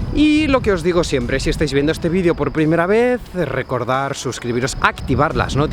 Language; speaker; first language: Spanish; native; Spanish